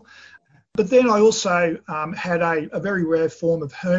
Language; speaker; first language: English; native; English